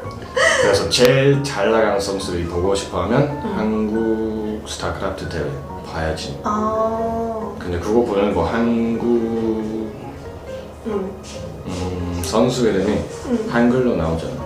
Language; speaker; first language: Korean; non-native, fluent; English